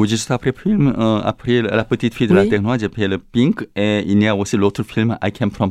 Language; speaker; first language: French; non-native, learner; Korean